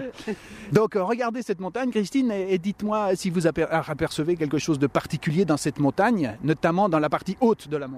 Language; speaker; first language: French; native; French